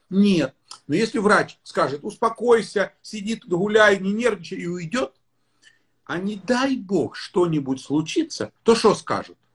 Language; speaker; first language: Russian; native; Russian